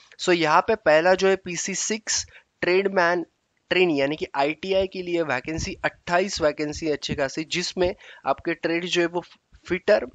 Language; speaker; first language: Hindi; native; Hindi